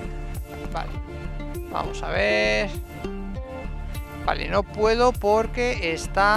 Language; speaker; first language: Spanish; native; Spanish